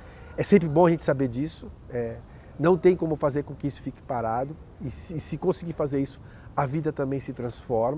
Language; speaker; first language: Portuguese; native; Portuguese